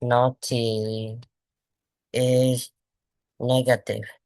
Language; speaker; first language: English; non-native, learner; Vietnamese